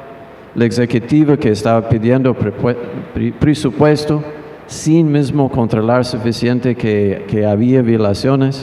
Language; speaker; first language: Spanish; non-native, fluent; English